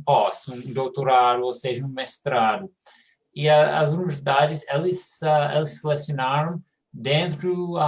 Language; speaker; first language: Portuguese; non-native, fluent; English